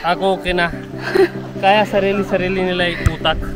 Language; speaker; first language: Filipino; non-native, learner; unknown